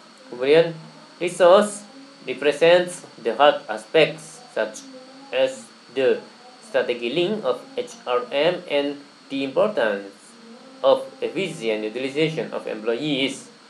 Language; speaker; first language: English; non-native, fluent; Indonesian